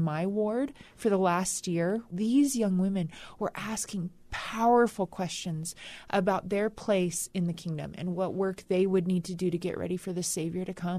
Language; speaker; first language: English; native; English